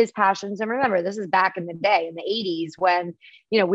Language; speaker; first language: English; native; English